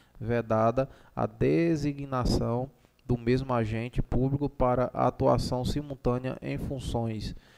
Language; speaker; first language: Portuguese; native; Portuguese